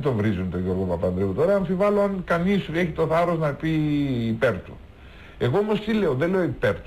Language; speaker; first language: Greek; native; Greek